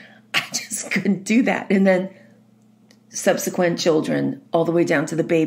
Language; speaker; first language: English; native; English